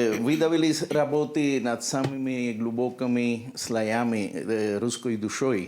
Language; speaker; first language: Russian; non-native, learner; Spanish